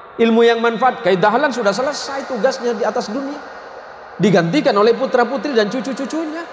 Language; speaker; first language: Indonesian; non-native, local second language; Madurese